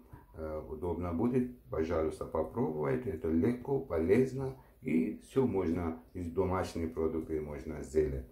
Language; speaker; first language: Russian; non-native, learner; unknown